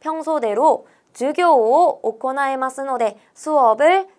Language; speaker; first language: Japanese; non-native, fluent; Korean